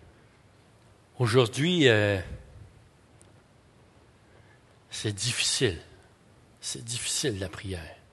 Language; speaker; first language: French; native; French